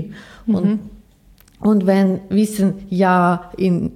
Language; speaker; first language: German; non-native, learner; Ukrainian